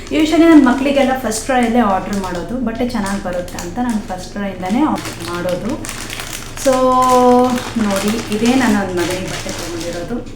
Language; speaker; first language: Kannada; non-native, local second language; Konkani